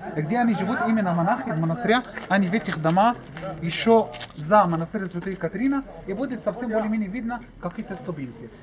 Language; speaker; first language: Russian; non-native, learner; Arabic